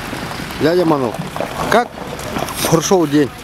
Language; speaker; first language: Russian; non-native, local second language; Yakut